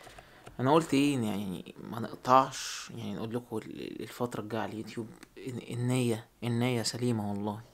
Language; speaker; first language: Arabic; native; Arabic